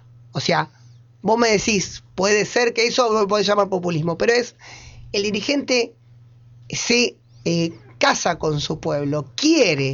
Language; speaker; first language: Spanish; native; Spanish